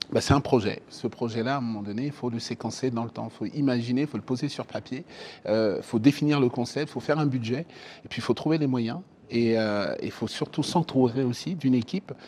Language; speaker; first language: French; early bilingual, other home language; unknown